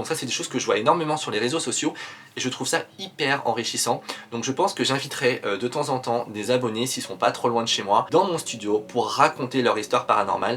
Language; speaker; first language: French; native; French